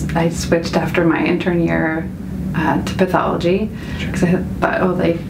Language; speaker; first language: English; native; English